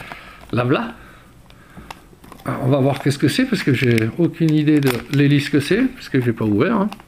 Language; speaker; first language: French; native; French